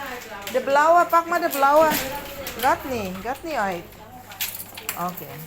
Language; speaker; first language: Dutch; non-native, learner; Filipino